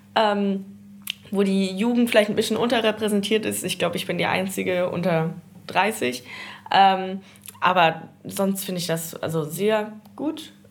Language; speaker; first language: German; early bilingual, heritage; Danish